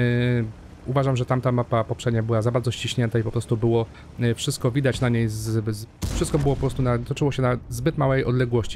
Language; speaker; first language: Polish; native; Polish